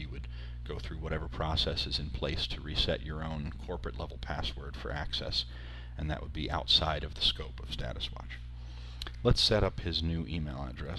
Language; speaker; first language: English; native; English